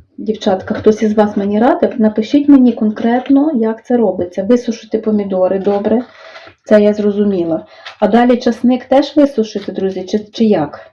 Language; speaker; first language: Ukrainian; native; Ukrainian